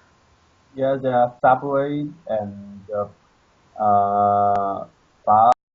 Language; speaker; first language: English; non-native, learner; Chinese